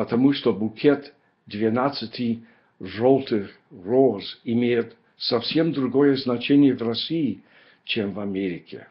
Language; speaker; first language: Russian; non-native, fluent; English